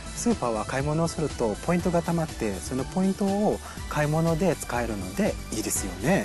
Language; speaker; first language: Japanese; non-native, fluent; Cebuano